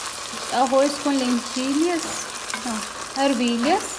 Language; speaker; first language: Portuguese; non-native, fluent; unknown